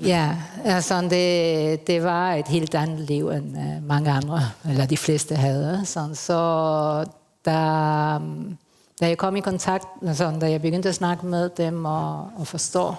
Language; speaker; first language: Danish; non-native, fluent; Spanish